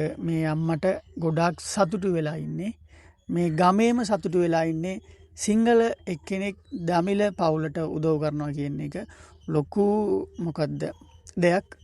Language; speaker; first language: Sinhala; non-native, local second language; Tamil